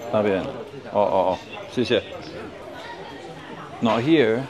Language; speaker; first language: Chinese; non-native, learner; English